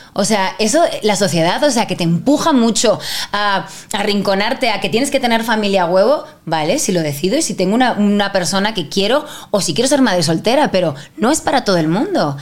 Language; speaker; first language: Spanish; native; Spanish